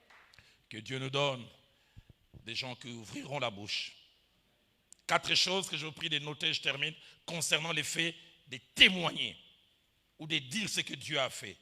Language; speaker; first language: French; non-native, local second language; Lingala